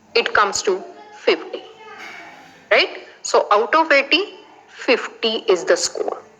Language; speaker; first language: English; non-native, local second language; Marathi